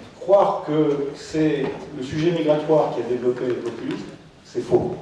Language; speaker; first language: French; native; French